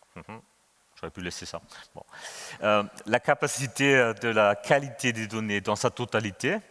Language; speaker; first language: French; non-native, fluent; German